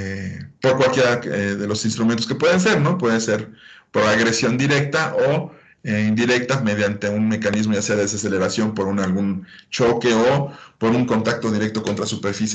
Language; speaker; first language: Spanish; native; Spanish